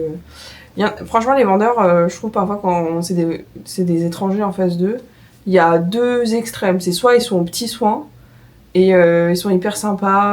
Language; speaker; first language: French; native; French